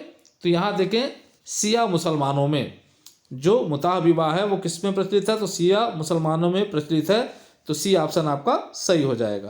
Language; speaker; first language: Hindi; native; Hindi